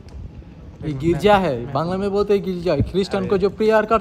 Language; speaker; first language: Hindi; non-native, learner; Bangla